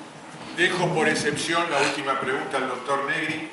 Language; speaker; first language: Spanish; native; Spanish